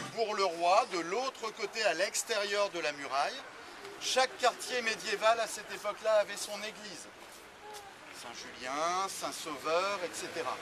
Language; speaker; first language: French; native; French